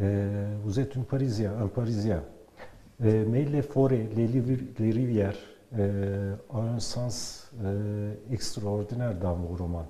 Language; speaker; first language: French; non-native, learner; Turkish